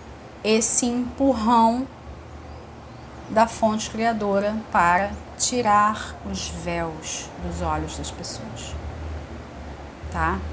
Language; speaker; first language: Portuguese; native; Portuguese